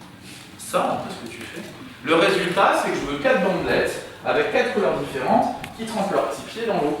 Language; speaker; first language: French; native; French